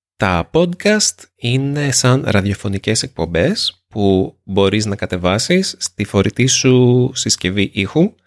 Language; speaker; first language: Greek; native; Greek